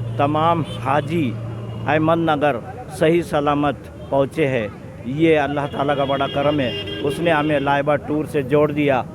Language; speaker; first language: Urdu; native; Urdu